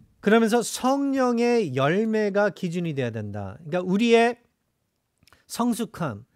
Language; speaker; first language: Korean; native; Korean